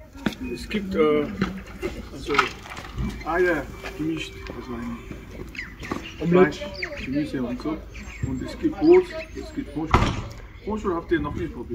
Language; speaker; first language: German; non-native, learner; Mongolian